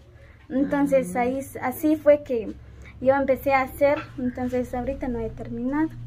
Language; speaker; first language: Spanish; non-native, local second language; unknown